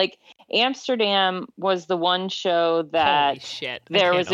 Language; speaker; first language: English; native; English